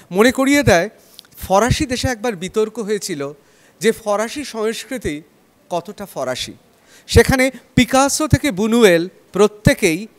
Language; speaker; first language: Bangla; native; Bangla